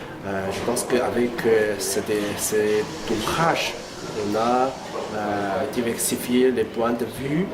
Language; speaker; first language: French; non-native, fluent; Chinese